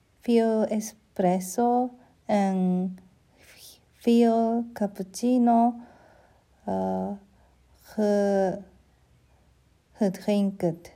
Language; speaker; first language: Dutch; non-native, learner; German